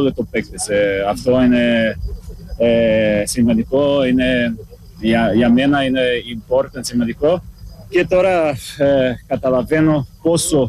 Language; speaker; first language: Greek; non-native, learner; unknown